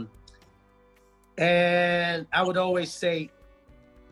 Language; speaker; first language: English; non-native, local second language; Pampanga